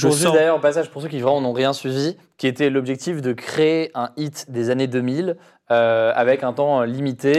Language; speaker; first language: French; native; French